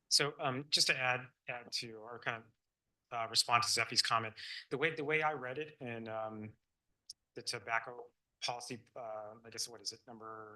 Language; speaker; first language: English; non-native, fluent; Chinese